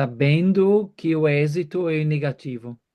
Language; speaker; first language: Portuguese; non-native, fluent; German